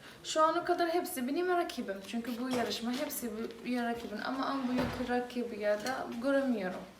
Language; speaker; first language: Turkish; non-native, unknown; Arabic